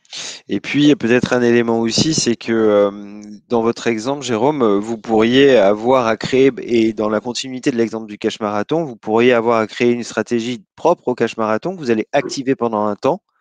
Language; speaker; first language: French; native; French